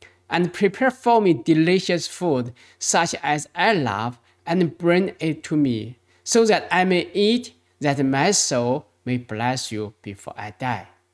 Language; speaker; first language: English; non-native, fluent; Chinese